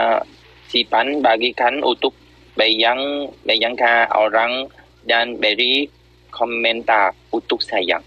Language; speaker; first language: Indonesian; non-native, learner; Vietnamese